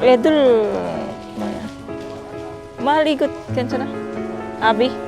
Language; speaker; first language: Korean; non-native, learner; Filipino